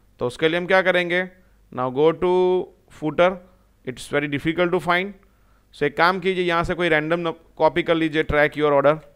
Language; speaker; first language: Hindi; non-native, local second language; Gujarati